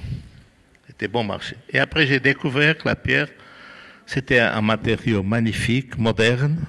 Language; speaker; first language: French; non-native, fluent; Portuguese